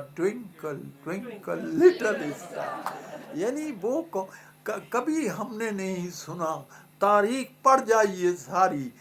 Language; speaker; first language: Urdu; non-native, local second language; Punjabi